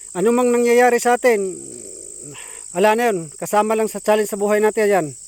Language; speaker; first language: Filipino; non-native, local second language; Bikol